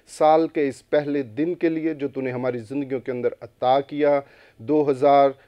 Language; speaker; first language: Urdu; non-native, local second language; Punjabi